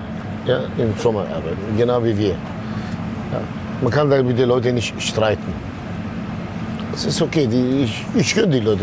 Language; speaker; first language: German; non-native, local second language; Turkish